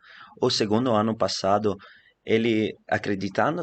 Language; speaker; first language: Portuguese; non-native, fluent; Italian